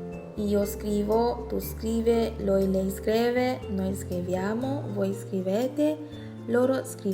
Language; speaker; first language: Italian; non-native, learner; Filipino